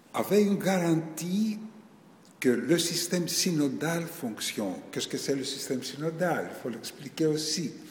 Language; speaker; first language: French; non-native, fluent; Greek